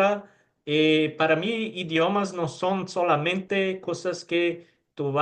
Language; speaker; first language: Spanish; non-native, fluent; Portuguese